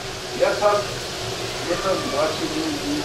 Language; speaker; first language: Russian; non-native, local second language; Uzbek